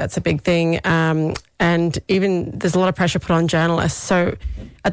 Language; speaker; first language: English; native; English